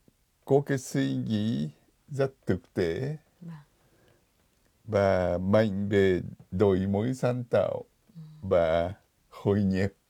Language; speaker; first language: Vietnamese; non-native, fluent; Japanese